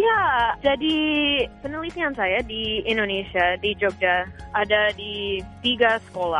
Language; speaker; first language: Indonesian; non-native, fluent; English